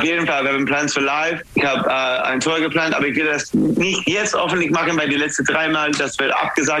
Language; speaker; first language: German; non-native, fluent; English